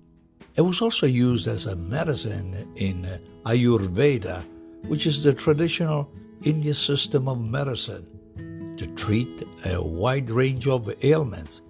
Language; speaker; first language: English; non-native, fluent; Italian